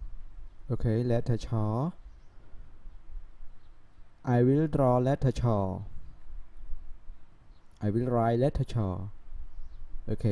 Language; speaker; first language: English; non-native, learner; Khmer